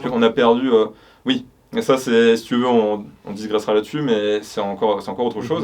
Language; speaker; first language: French; native; French